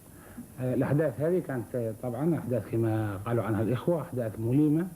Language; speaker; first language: Arabic; native; Arabic